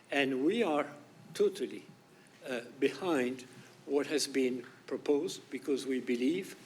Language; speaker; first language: English; non-native, fluent; French